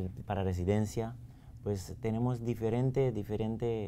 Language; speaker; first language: Spanish; non-native, fluent; Papiamento